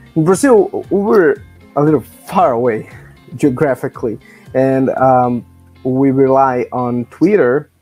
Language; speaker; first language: English; non-native, fluent; Portuguese